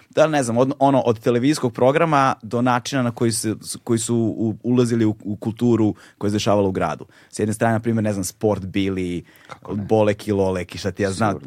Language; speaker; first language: Serbian; native; Serbian